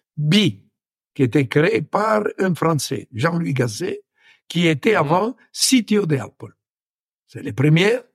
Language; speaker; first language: French; non-native, fluent; Italian